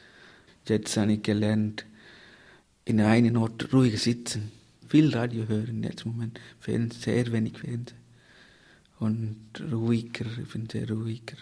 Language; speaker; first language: German; non-native, learner; Tamil